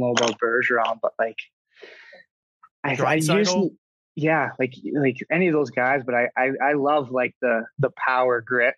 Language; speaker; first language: English; native; English